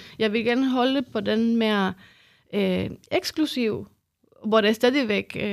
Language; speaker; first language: Danish; non-native, fluent; Spanish